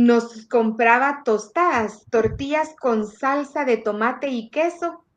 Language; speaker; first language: Spanish; native; Spanish